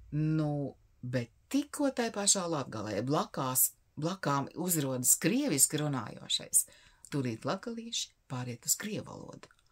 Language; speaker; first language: Latvian; native; Latvian